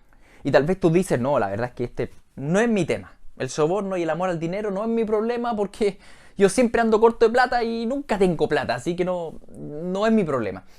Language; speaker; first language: Spanish; native; Spanish